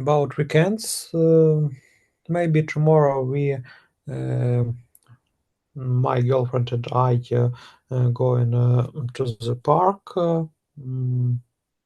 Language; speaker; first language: English; non-native, learner; Russian